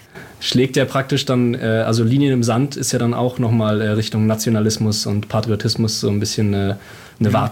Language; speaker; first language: German; native; German